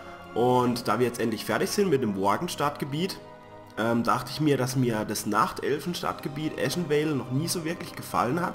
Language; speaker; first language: German; native; German